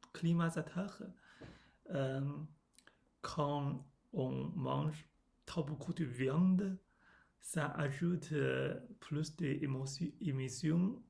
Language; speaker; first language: French; non-native, learner; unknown